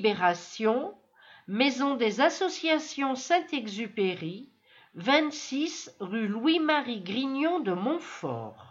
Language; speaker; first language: French; native; French